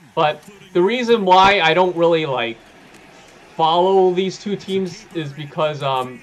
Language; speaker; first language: English; native; English